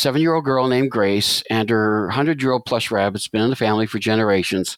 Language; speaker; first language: English; native; English